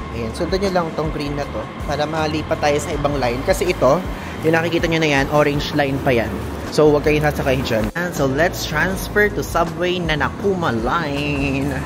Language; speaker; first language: Filipino; native; Filipino